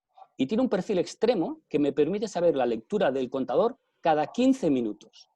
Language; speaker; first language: Spanish; native; Spanish